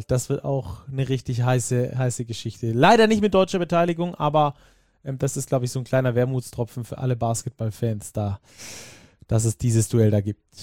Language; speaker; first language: German; native; German